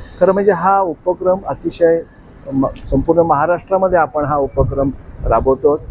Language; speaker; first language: Marathi; native; Marathi